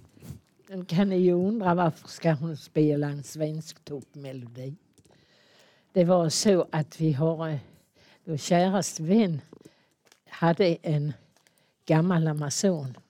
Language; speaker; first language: Swedish; native; Swedish